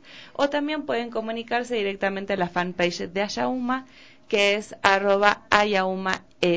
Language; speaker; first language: Spanish; native; Spanish